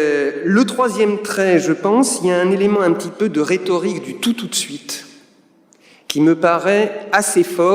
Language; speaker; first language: French; native; French